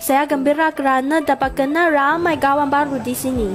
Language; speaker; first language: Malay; non-native, fluent; Chinese